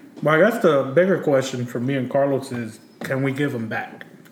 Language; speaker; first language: English; early bilingual, other home language; Spanish